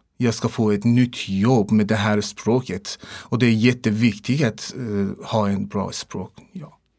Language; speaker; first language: Swedish; non-native, learner; Persian